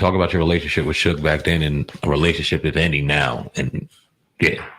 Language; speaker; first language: English; native; English